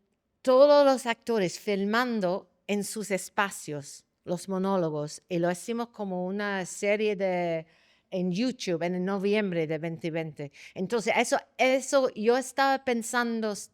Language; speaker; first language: Spanish; non-native, fluent; English